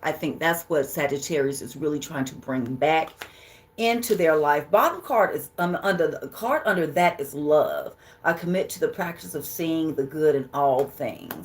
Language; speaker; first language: English; native; English